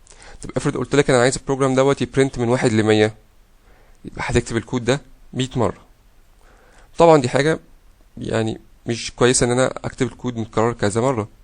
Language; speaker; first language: Arabic; native; Arabic